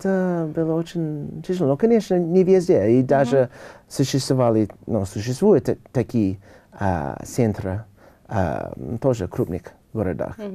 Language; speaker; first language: Russian; non-native, learner; English